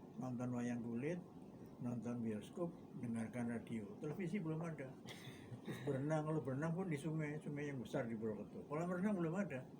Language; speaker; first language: Indonesian; native; Indonesian